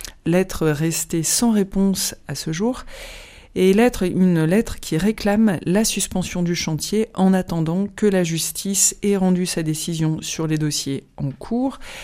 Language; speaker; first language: French; native; French